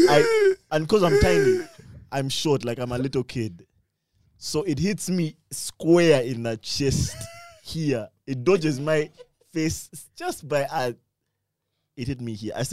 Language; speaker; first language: English; non-native, local second language; Ganda